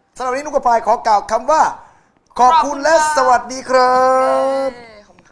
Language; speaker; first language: Thai; native; Thai